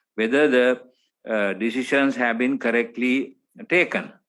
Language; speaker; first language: English; non-native, local second language; Sinhala